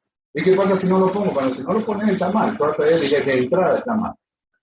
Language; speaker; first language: Spanish; native; Spanish